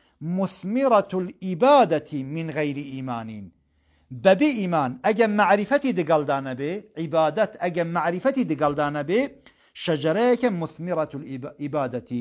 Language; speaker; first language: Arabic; non-native, fluent; Central Kurdish